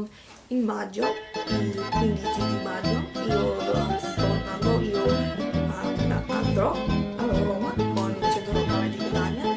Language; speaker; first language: Italian; non-native, learner; English